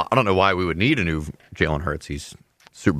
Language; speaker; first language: English; native; English